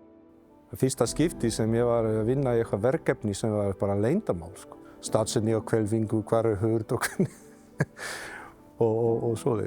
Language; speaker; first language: Icelandic; non-native, fluent; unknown